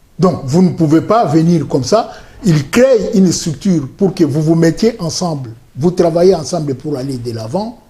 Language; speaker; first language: French; non-native, local second language; Luba-Lulua